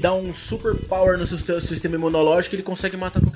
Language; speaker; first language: Portuguese; native; Portuguese